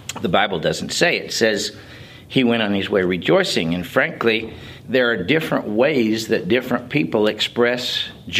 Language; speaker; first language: English; native; English